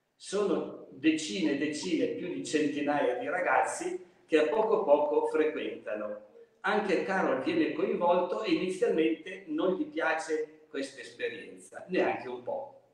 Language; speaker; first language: Italian; native; Italian